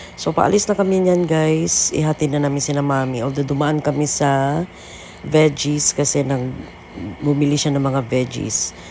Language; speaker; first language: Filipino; non-native, local second language; Cebuano